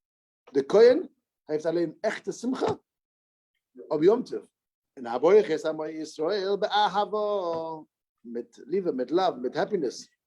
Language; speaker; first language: Dutch; non-native, learner; English